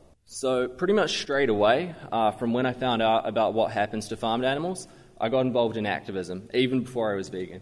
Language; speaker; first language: English; native; English